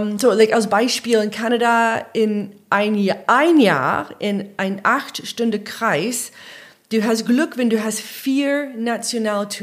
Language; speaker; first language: German; non-native, learner; English